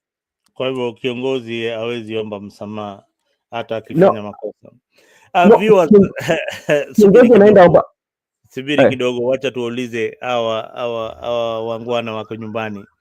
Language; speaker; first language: Swahili; non-native, local second language; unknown